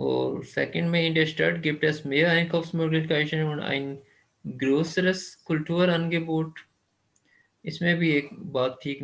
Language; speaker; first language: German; non-native, fluent; Urdu